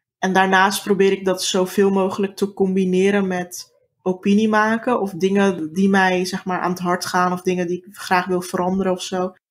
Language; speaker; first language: Dutch; early bilingual, other home language; Turkish